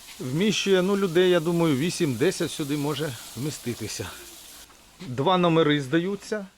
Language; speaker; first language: Ukrainian; non-native, local second language; Russian